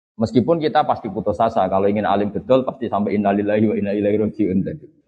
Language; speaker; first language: Indonesian; non-native, local second language; Javanese